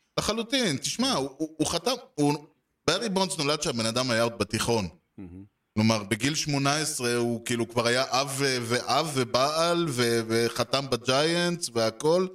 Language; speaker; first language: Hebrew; native; Hebrew